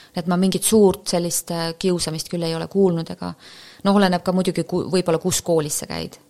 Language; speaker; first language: Estonian; native; Estonian